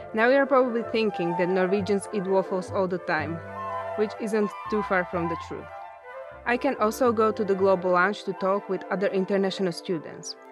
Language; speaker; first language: English; non-native, fluent; Slovak